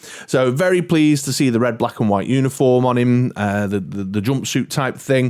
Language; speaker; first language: English; native; English